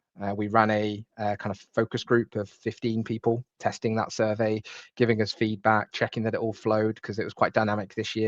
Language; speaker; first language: English; native; English